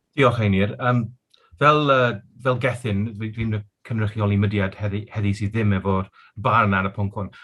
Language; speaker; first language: Welsh; non-native, local second language; English